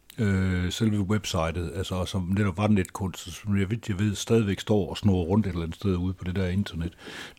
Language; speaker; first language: Danish; native; Danish